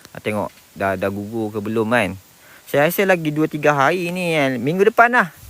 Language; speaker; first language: Malay; native; Malay